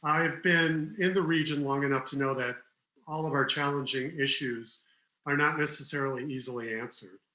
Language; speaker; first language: English; native; English